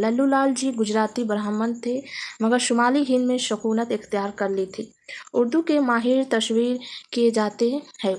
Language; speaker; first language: Urdu; native; Urdu